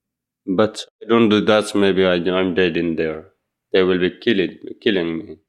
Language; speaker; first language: English; non-native, learner; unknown